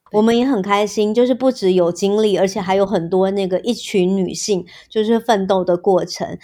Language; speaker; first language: Chinese; native; Chinese